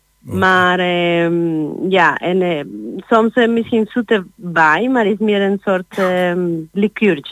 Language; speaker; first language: Dutch; non-native, learner; Spanish